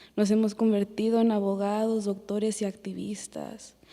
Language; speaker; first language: Spanish; early bilingual, other home language; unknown